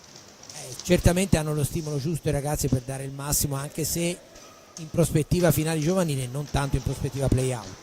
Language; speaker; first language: Italian; native; Italian